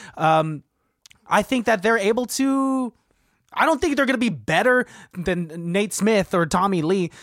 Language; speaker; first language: English; native; English